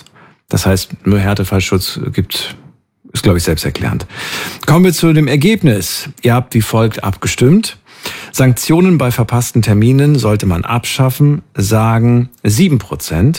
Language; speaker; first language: German; native; German